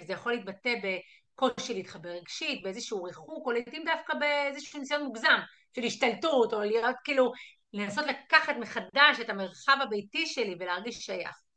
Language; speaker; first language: Hebrew; native; Hebrew